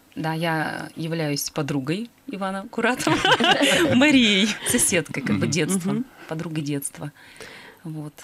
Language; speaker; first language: Russian; native; Russian